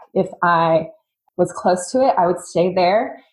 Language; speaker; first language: English; native; English